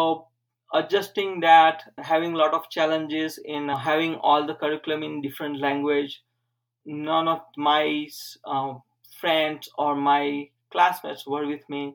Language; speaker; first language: English; non-native, local second language; Gujarati